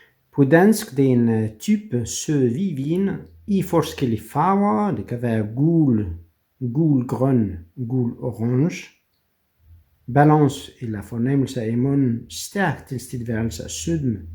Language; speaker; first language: Danish; non-native, fluent; French